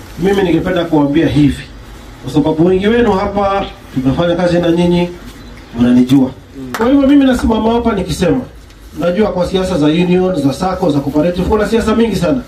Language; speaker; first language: Swahili; native; Swahili